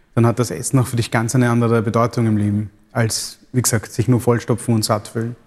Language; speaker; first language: German; early bilingual, other home language; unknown